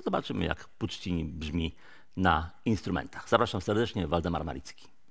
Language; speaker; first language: Polish; native; Polish